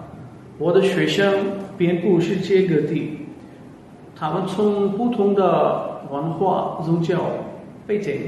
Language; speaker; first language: Chinese; non-native, fluent; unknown